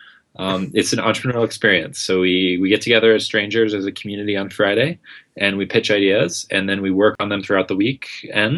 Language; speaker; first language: English; native; English